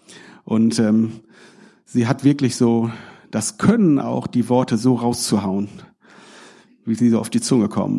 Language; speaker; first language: German; native; German